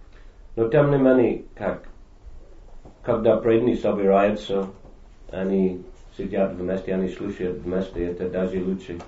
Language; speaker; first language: Russian; non-native, fluent; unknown